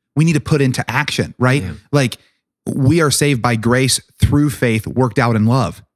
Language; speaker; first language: English; native; English